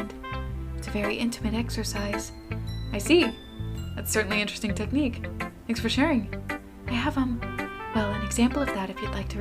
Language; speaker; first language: English; native; English